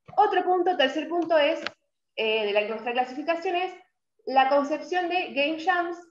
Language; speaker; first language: Spanish; native; Spanish